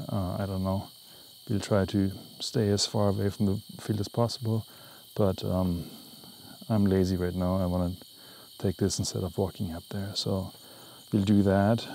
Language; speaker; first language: English; native; English